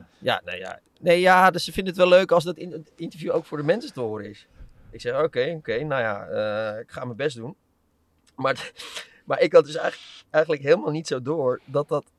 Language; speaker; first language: Dutch; native; Dutch